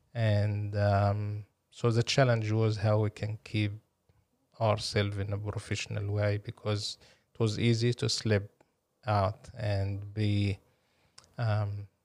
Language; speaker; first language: English; non-native, fluent; Arabic